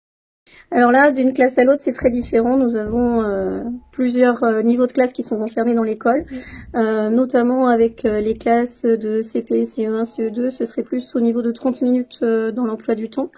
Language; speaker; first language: French; native; French